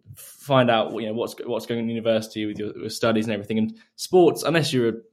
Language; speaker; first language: English; native; English